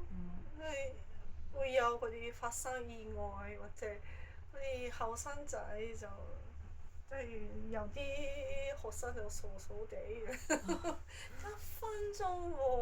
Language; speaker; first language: Cantonese; non-native, fluent; Japanese